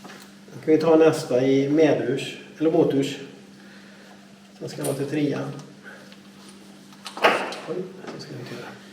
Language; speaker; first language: Swedish; native; Swedish